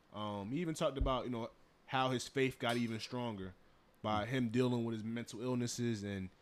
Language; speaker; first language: English; native; English